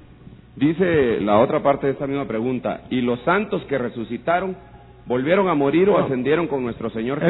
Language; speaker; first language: Spanish; native; Spanish